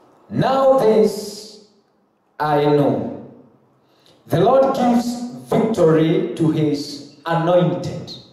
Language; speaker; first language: English; non-native, local second language; Swahili